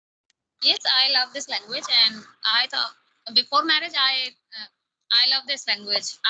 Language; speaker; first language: English; non-native, local second language; Hindi